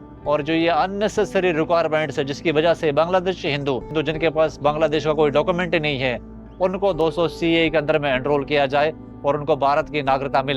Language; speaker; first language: Hindi; native; Hindi